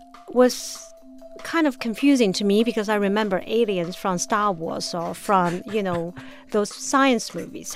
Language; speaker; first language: English; non-native, fluent; Chinese